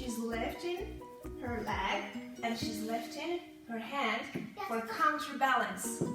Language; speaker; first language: English; non-native, fluent; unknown